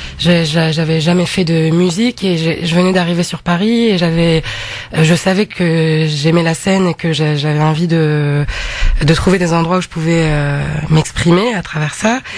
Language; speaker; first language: French; non-native, local second language; Arabic